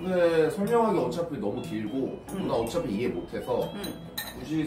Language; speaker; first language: Korean; native; Korean